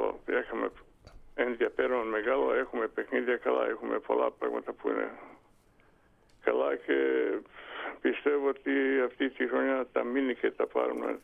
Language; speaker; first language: Greek; non-native, fluent; Bosnian